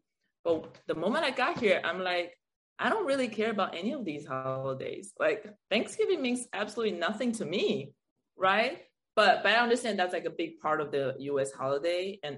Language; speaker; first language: English; non-native, fluent; Chinese